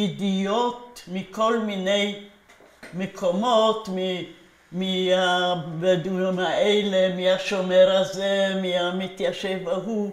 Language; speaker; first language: Hebrew; non-native, fluent; Polish